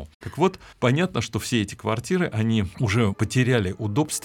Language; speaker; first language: Russian; native; Russian